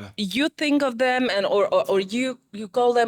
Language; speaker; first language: English; non-native, fluent; Czech